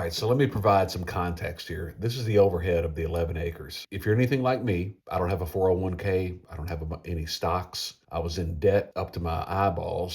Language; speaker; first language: English; native; English